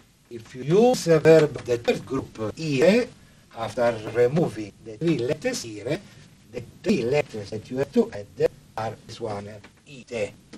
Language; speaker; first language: English; non-native, fluent; Italian